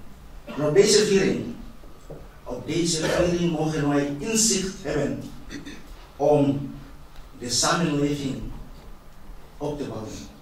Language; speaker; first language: Dutch; non-native, fluent; Indonesian